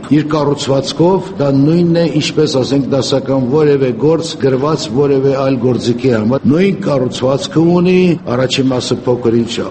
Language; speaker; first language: Armenian; native; Armenian